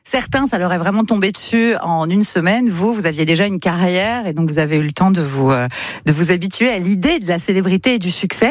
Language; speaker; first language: French; native; French